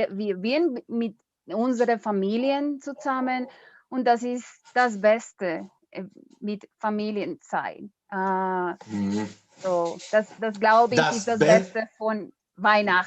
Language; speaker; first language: German; non-native, learner; Spanish